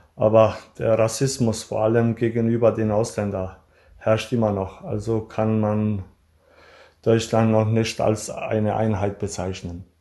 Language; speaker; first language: German; early bilingual, other home language; Albanian